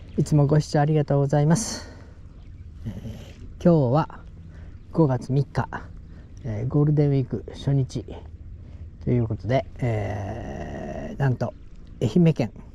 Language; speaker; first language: Japanese; native; Japanese